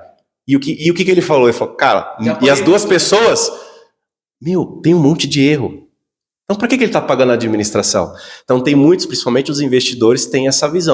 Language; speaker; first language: Portuguese; native; Portuguese